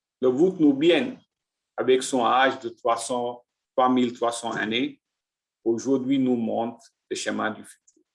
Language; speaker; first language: French; non-native, learner; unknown